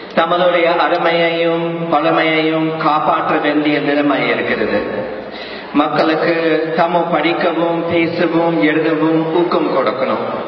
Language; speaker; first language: Tamil; non-native, fluent; English